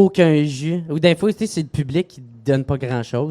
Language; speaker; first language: French; native; French